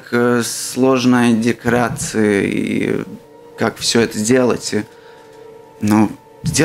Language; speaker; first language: Russian; non-native, local second language; Latvian